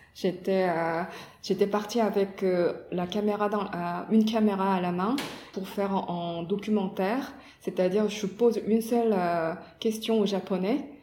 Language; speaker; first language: French; non-native, fluent; Korean